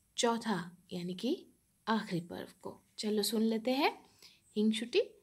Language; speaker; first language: Hindi; non-native, local second language; Bangla